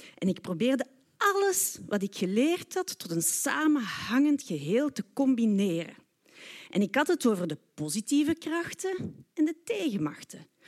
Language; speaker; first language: Dutch; native; Dutch